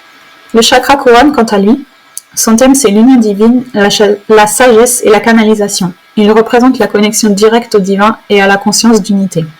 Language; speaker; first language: French; native; French